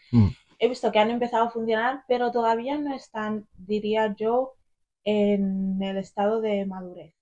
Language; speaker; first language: Spanish; early bilingual, other home language; English